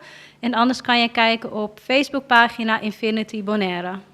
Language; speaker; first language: Dutch; native; Dutch